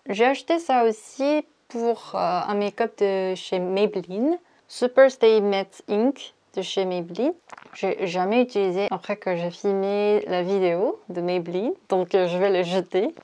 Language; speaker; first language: French; non-native, fluent; Korean